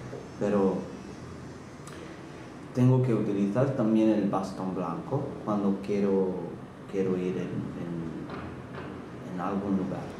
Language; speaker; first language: Spanish; non-native, fluent; Hungarian